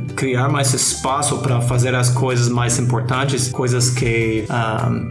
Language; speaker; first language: Portuguese; non-native, fluent; English